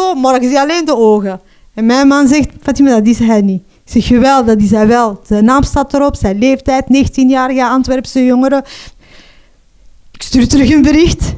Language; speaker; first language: Dutch; non-native, local second language; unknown